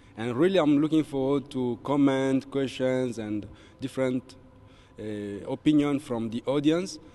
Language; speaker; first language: English; non-native, fluent; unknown